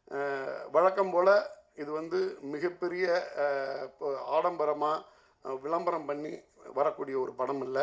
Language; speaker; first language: Tamil; native; Tamil